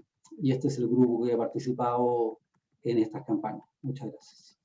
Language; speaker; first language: Spanish; native; Spanish